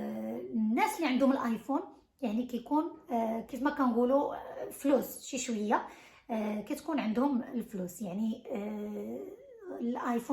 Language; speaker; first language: Arabic; native; Arabic